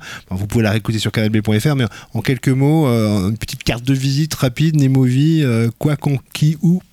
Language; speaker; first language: French; native; French